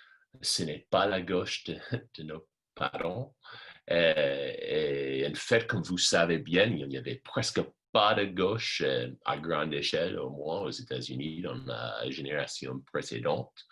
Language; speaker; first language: French; non-native, fluent; English